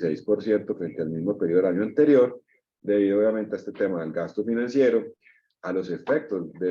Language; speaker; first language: Spanish; native; Spanish